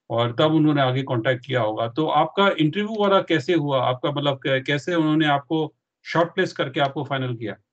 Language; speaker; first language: Hindi; non-native, local second language; Punjabi